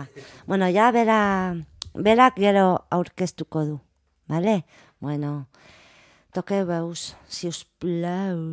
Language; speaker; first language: Basque; non-native, local second language; Spanish